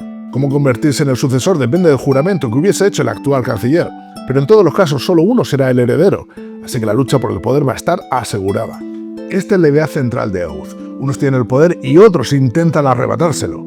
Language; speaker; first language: Spanish; native; Spanish